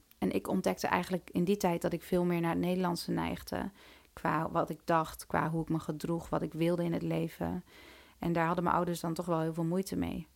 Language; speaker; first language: Dutch; early bilingual, other home language; Turkish